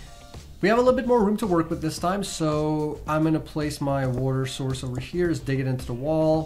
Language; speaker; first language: English; native; English